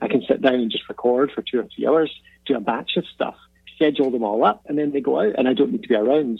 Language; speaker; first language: English; native; English